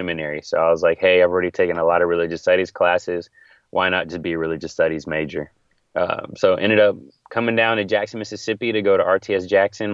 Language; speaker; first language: English; native; English